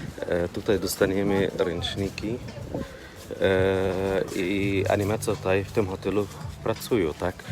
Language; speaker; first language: Polish; non-native, learner; Arabic